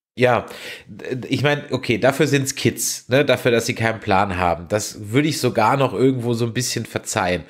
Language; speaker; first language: German; native; German